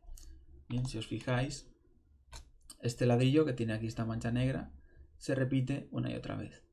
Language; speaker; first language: Spanish; native; Spanish